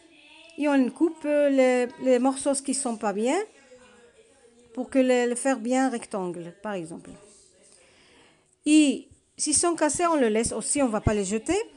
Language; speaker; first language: French; non-native, learner; Arabic